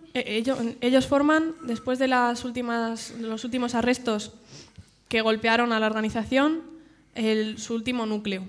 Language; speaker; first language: Spanish; native; Spanish